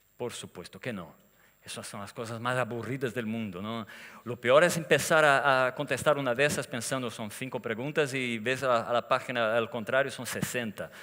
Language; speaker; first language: Spanish; non-native, fluent; Portuguese